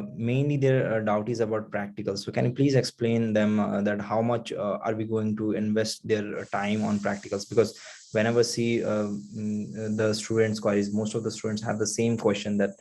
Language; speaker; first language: English; non-native, local second language; Nepali